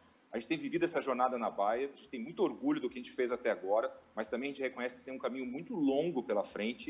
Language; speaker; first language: Portuguese; native; Portuguese